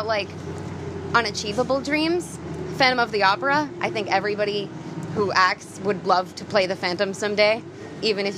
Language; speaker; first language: English; native; English